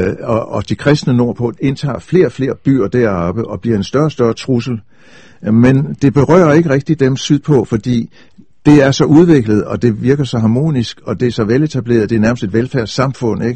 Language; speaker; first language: Danish; native; Danish